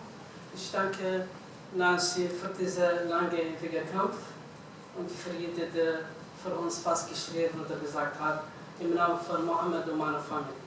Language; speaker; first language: German; non-native, fluent; Arabic